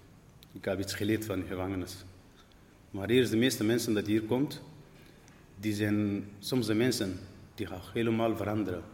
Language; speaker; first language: Dutch; non-native, learner; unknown